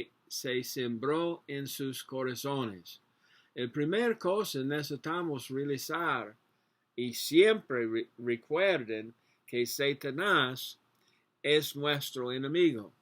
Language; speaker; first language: Spanish; non-native, learner; English